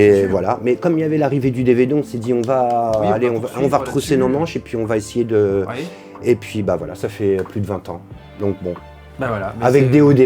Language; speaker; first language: French; native; French